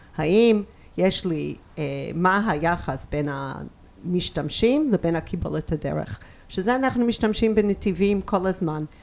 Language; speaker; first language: Hebrew; non-native, fluent; English